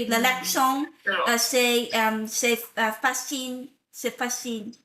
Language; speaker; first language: French; non-native, learner; Vietnamese